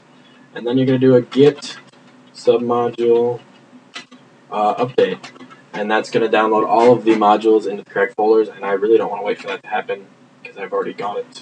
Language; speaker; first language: English; native; English